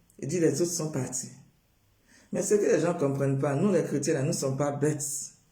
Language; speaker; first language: French; non-native, local second language; Baoulé